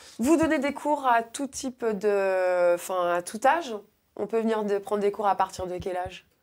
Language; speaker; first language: French; native; French